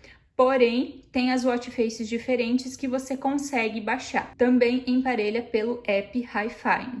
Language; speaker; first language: Portuguese; native; Portuguese